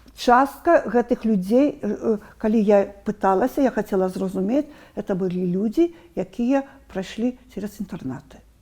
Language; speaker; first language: Belarusian; non-native, local second language; Russian